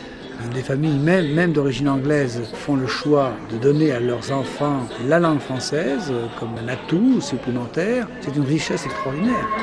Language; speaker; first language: French; native; French